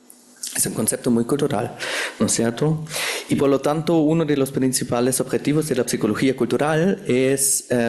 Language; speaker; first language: Spanish; non-native, fluent; German